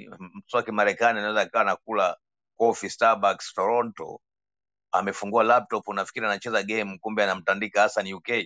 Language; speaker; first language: Swahili; native; Swahili